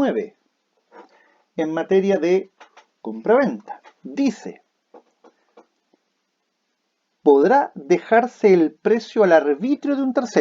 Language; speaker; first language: Spanish; native; Spanish